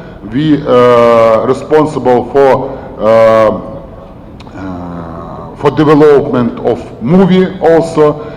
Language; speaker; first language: English; non-native, learner; Ukrainian